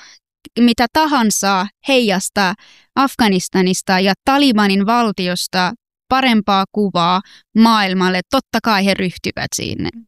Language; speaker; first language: Finnish; non-native, fluent; Persian